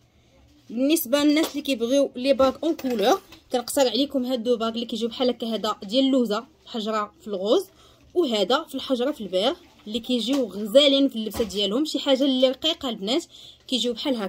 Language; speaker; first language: Arabic; native; Arabic